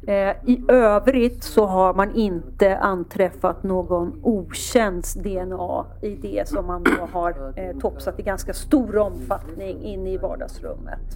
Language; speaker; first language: Swedish; native; Swedish